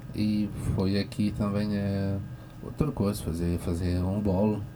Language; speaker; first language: Portuguese; non-native, fluent; French